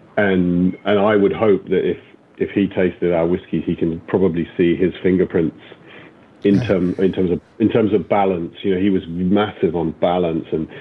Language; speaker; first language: English; native; English